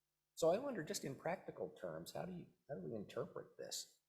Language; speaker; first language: English; native; English